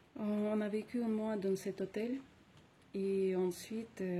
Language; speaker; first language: French; non-native, fluent; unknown